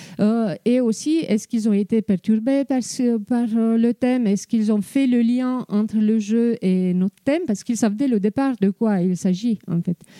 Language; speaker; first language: French; non-native, fluent; Romanian